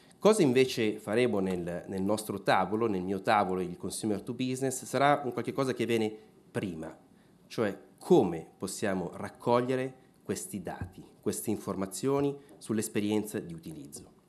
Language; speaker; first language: Italian; native; Italian